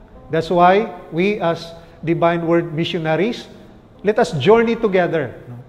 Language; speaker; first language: English; non-native, local second language; Filipino